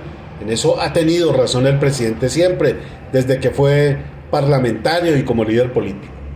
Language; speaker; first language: Spanish; native; Spanish